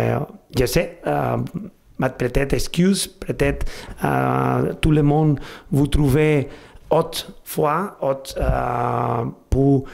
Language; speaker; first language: French; non-native, fluent; Spanish